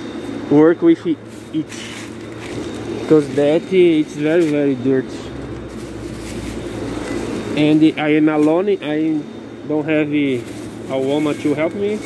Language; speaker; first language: English; non-native, learner; Portuguese